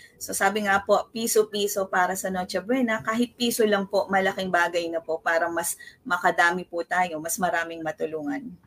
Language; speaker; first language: Filipino; non-native, local second language; Pampanga